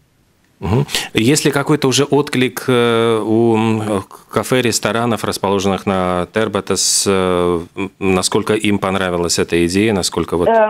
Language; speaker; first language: Russian; native; Russian